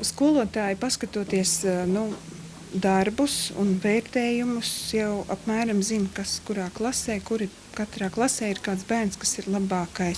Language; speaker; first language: Latvian; native; Latvian